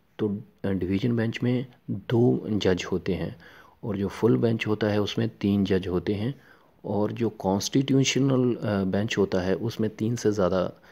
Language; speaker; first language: Hindi; non-native, local second language; Punjabi